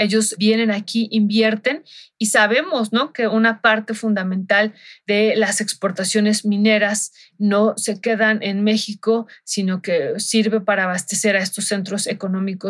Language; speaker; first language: Spanish; native; Spanish